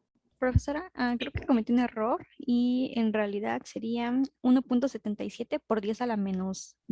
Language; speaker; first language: Spanish; native; Spanish